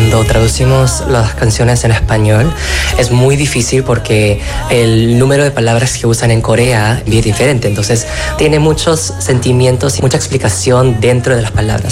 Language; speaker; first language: Spanish; non-native, fluent; Korean